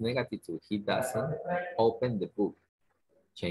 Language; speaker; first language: English; non-native, fluent; Spanish